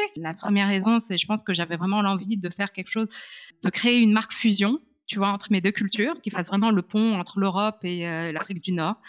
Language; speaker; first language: French; non-native, local second language; Arabic